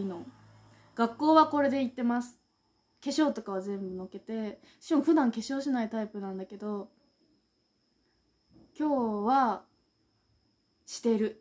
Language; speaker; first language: Japanese; native; Japanese